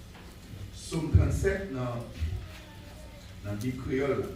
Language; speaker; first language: French; non-native, local second language; Haitian Creole